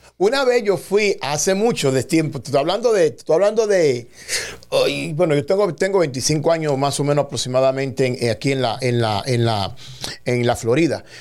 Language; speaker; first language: Spanish; native; Spanish